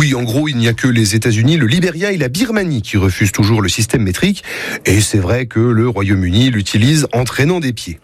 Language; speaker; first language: French; native; French